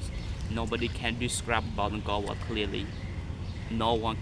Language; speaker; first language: English; non-native, learner; Khmer